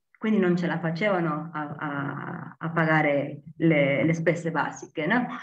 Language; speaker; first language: Italian; non-native, fluent; Spanish